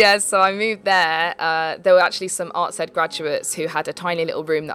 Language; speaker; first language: English; native; English